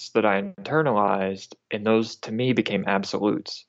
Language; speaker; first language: English; native; English